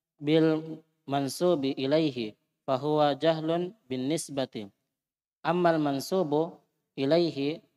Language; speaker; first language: Arabic; non-native, fluent; Indonesian